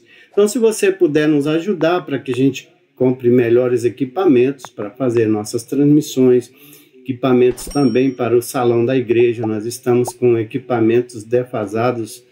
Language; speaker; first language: Portuguese; native; Portuguese